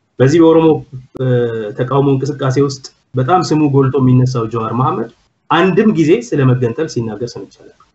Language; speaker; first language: Amharic; non-native, local second language; Oromo